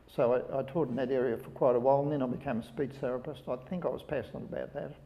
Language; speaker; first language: English; native; English